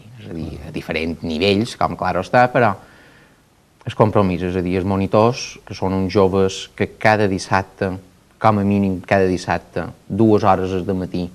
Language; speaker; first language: Catalan; native; Catalan